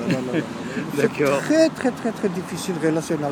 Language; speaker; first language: French; non-native, learner; Georgian